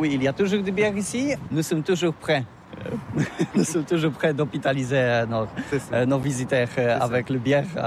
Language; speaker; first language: French; non-native, learner; Polish